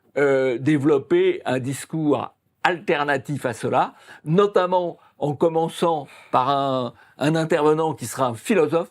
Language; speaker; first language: French; native; French